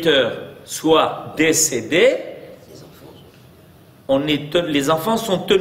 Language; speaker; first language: French; native; French